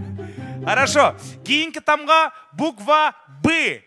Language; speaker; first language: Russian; non-native, local second language; Kyrgyz